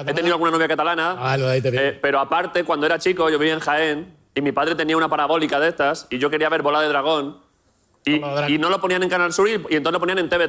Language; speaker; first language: Catalan; non-native, local second language; Spanish